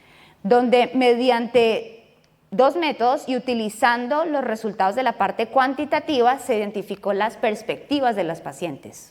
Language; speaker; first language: Spanish; native; Spanish